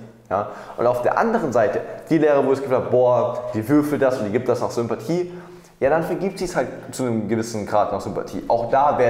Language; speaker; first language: German; native; German